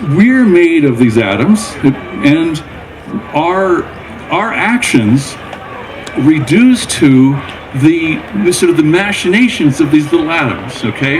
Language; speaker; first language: English; native; English